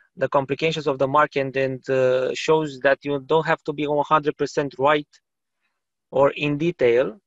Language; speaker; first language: English; non-native, fluent; Romanian